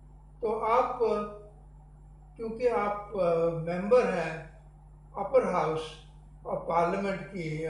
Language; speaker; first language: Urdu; non-native, fluent; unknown